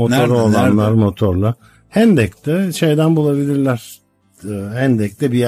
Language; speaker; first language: Turkish; native; Turkish